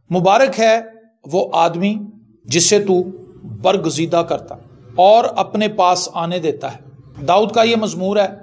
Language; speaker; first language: Urdu; non-native, local second language; Punjabi